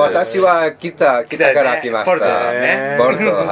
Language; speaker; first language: Japanese; non-native, learner; Portuguese